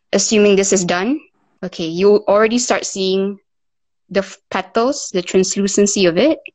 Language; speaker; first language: English; non-native, local second language; Malay